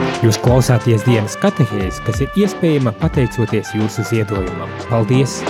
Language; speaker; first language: Latvian; native; Latvian